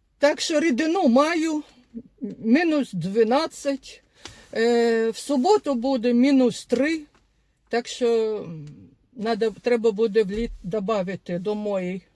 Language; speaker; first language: Ukrainian; non-native, local second language; Russian